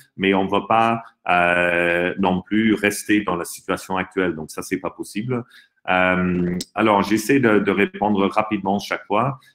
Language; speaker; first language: French; non-native, fluent; English